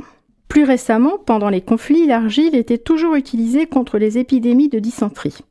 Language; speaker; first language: French; native; French